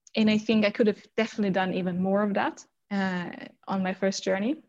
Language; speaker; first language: English; non-native, fluent; German